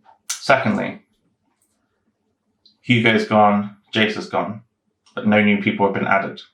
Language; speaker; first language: English; native; English